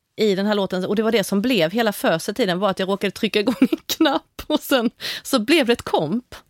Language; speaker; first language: Swedish; native; Swedish